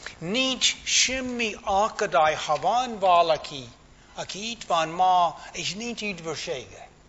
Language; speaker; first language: Hungarian; non-native, fluent; English